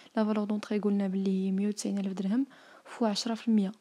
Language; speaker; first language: French; non-native, local second language; Arabic